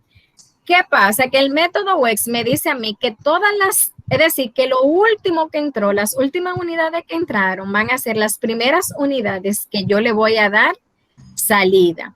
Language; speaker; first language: Spanish; native; Spanish